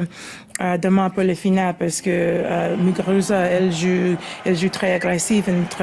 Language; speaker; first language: French; non-native, learner; English